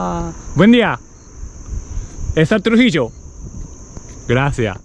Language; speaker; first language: Spanish; non-native, learner; Japanese